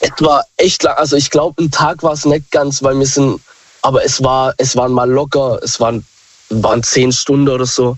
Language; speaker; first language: German; native; German